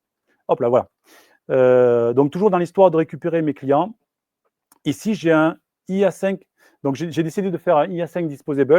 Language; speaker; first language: French; native; French